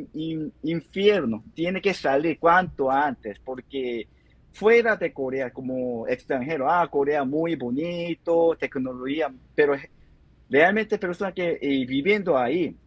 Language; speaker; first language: Spanish; non-native, fluent; Korean